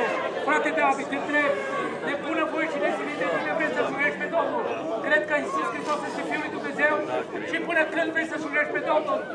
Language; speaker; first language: Romanian; native; Romanian